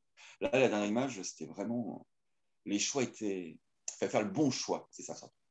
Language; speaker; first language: French; native; French